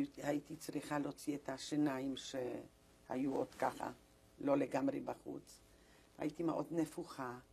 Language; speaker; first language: Hebrew; non-native, fluent; Polish